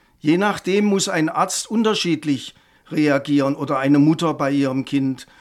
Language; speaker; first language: German; native; German